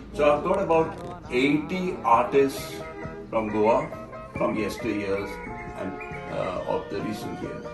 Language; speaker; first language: English; non-native, local second language; Konkani